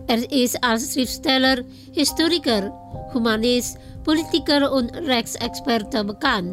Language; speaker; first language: German; non-native, fluent; Indonesian